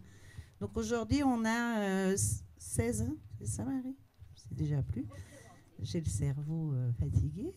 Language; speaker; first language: French; native; French